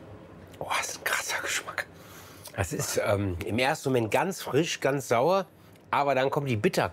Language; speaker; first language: German; native; German